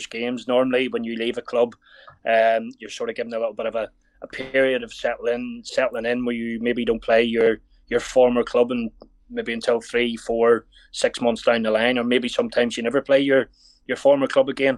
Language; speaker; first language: English; native; English